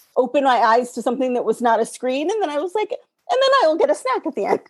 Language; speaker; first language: English; native; English